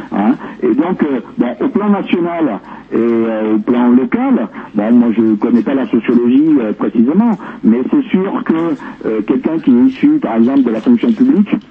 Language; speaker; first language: French; native; French